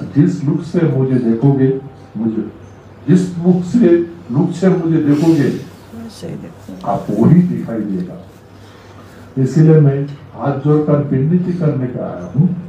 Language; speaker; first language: Hindi; non-native, local second language; Rangpuri